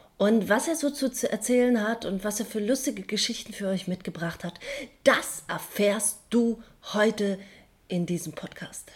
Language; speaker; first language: German; early bilingual, other home language; Chinese